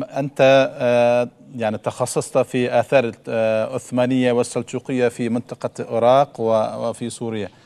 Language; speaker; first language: Arabic; non-native, fluent; Turkish